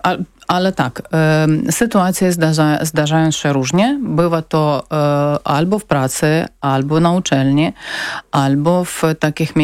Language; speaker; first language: Polish; non-native, fluent; Ukrainian